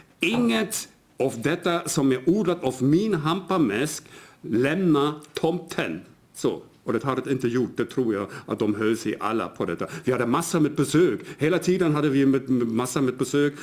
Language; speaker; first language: Swedish; non-native, fluent; German